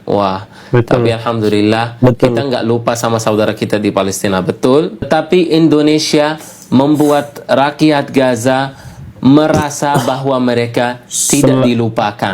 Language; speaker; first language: Indonesian; non-native, fluent; Arabic